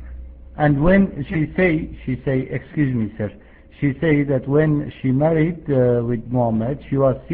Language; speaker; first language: English; non-native, fluent; Arabic